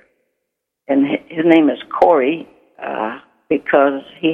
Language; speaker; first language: English; native; English